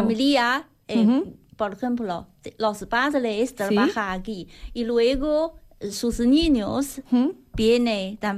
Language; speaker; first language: Spanish; non-native, learner; Chinese